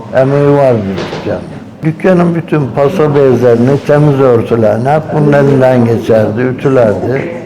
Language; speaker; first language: Turkish; native; Turkish